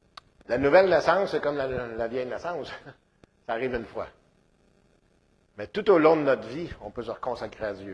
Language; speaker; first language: French; native; French